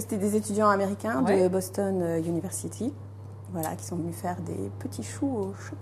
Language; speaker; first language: French; native; French